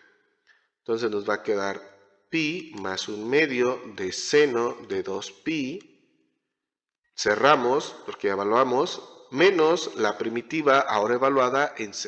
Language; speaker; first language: Spanish; native; Spanish